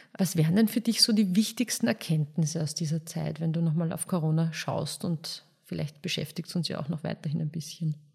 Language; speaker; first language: German; native; German